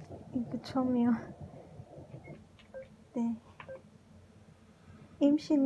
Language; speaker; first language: Korean; non-native, learner; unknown